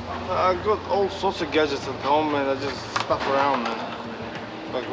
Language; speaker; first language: English; native; English